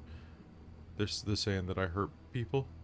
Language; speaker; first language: English; native; English